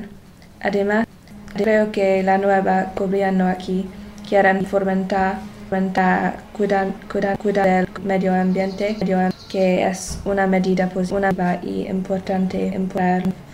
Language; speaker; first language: Spanish; non-native, learner; English